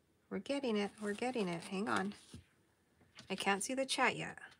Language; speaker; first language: English; native; English